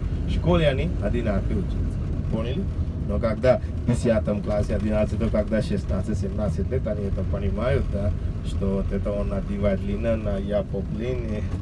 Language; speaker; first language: Russian; non-native, learner; Sinhala